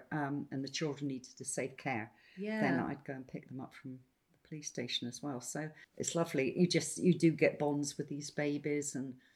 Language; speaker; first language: English; native; English